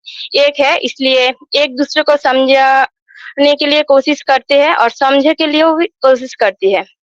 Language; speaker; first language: Hindi; non-native, local second language; Bangla